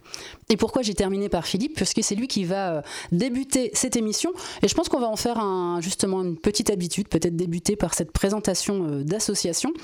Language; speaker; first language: French; native; French